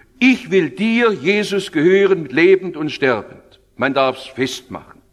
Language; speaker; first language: German; native; German